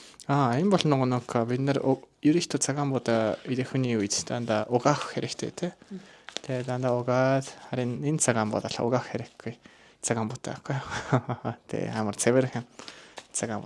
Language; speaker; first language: Mongolian; non-native, learner; Japanese